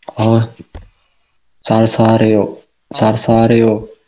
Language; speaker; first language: Korean; non-native, learner; Indonesian